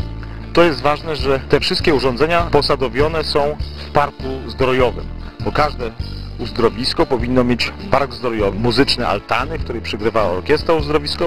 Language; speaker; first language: Polish; native; Polish